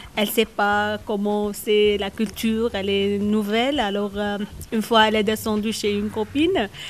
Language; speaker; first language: French; non-native, local second language; Arabic